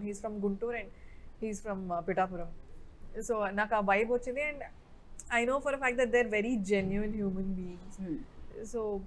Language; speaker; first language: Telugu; non-native, fluent; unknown